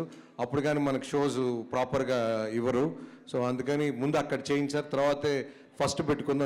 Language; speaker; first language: Telugu; native; Telugu